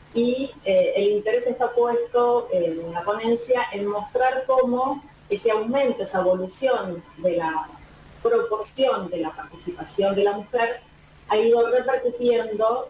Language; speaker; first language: Spanish; native; Spanish